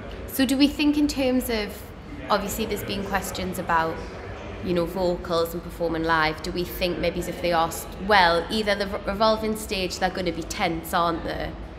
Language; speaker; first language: English; native; English